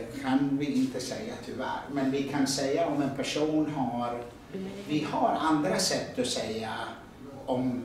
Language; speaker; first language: Swedish; non-native, fluent; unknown